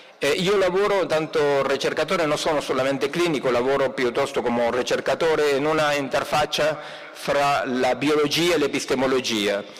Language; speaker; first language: Italian; non-native, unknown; Spanish